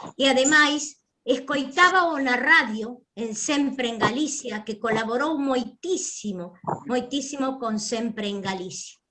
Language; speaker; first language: Galician; early bilingual, heritage; Galician